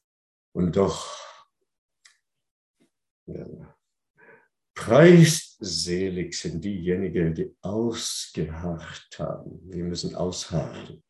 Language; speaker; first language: German; non-native, fluent; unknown